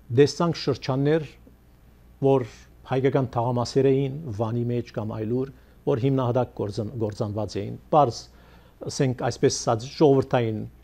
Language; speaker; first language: Armenian; early bilingual, heritage; Armenian